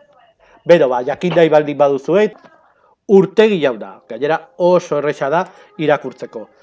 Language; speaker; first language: Basque; non-native, local second language; Spanish